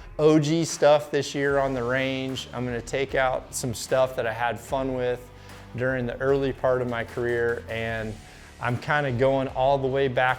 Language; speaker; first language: English; native; English